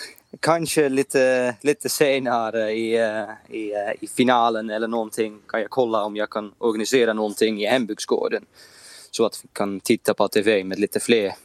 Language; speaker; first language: Swedish; non-native, learner; Dutch